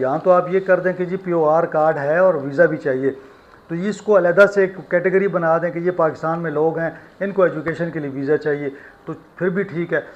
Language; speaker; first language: Urdu; native; Urdu